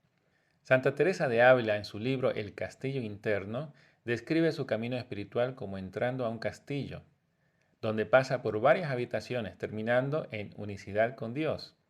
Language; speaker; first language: Spanish; native; Spanish